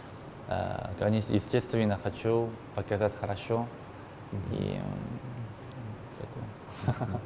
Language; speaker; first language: Russian; non-native, learner; Korean